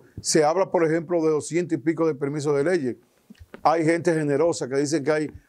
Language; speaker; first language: Spanish; native; Spanish